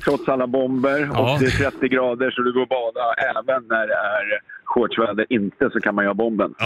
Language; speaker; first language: Swedish; native; Swedish